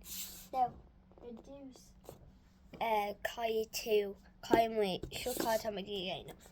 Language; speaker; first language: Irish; non-native, learner; English